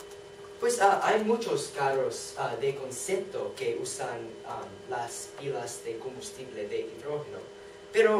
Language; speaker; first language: Spanish; non-native, learner; English